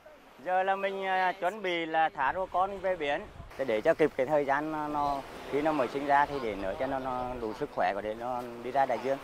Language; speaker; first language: Vietnamese; native; Vietnamese